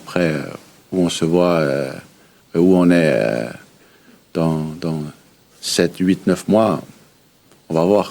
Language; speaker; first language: French; early bilingual, heritage; French